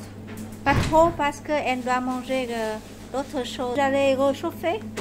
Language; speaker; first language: French; non-native, learner; Vietnamese